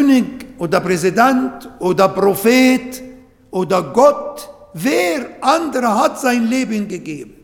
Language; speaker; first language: German; non-native, learner; Arabic